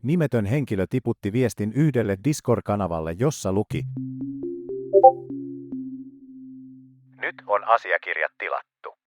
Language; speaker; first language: Finnish; native; Finnish